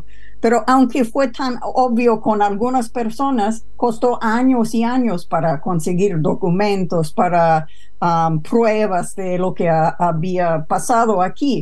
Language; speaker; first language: Spanish; non-native, fluent; English